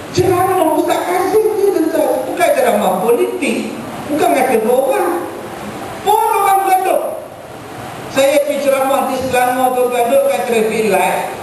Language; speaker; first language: Malay; native; Malay